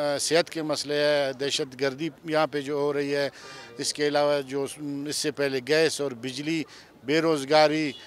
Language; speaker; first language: Urdu; non-native, local second language; Baluchi